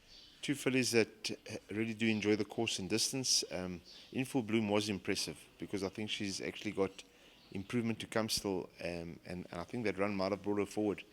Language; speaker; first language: English; native; English